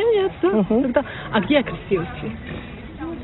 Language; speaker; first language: Russian; non-native, learner; Serbian